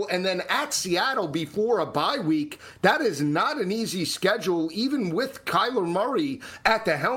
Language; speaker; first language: English; native; English